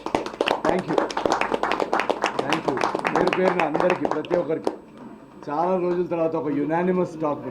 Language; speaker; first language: Telugu; native; Telugu